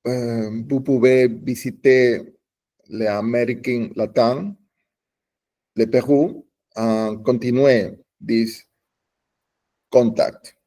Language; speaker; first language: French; non-native, learner; Spanish